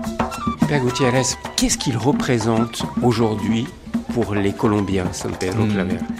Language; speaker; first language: French; native; French